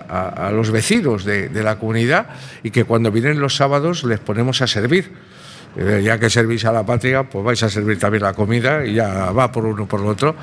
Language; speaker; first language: Spanish; native; Spanish